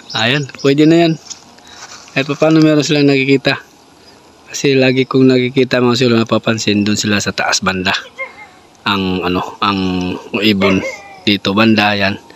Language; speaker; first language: Filipino; non-native, local second language; Cebuano